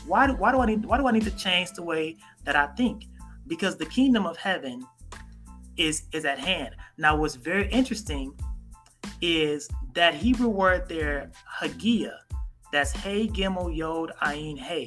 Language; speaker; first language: English; native; English